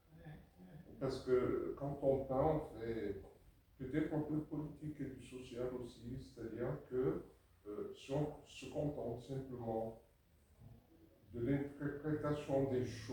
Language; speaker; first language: French; native; French